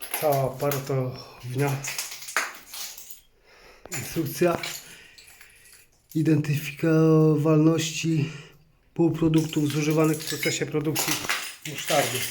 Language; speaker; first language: Polish; native; Polish